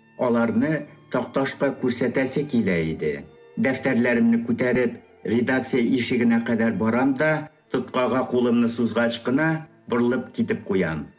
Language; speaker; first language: Tatar; early bilingual, heritage; Tatar